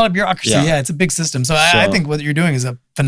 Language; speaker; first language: English; native; English